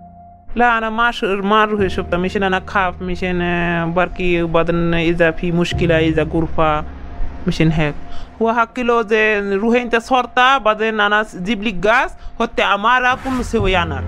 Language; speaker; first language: Arabic; non-native, learner; Bangla